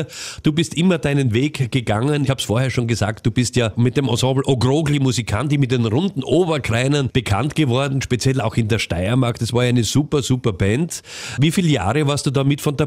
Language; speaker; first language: German; native; German